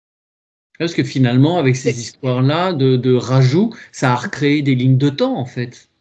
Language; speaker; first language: French; native; French